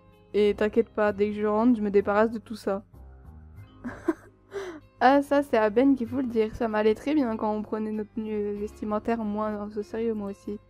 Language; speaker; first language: French; native; French